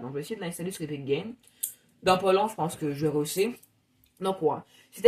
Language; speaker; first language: French; native; French